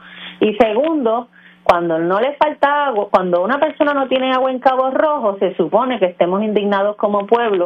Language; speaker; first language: Spanish; native; Spanish